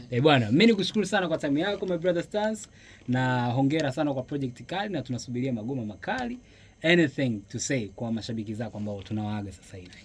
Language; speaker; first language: Swahili; native; Swahili